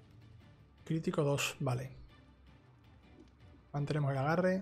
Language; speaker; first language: Spanish; native; Spanish